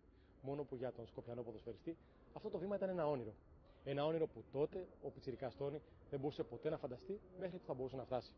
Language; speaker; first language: Greek; native; Greek